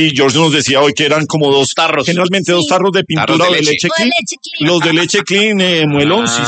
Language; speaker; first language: Spanish; native; Spanish